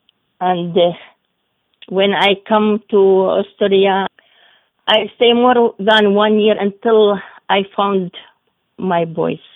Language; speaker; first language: English; non-native, learner; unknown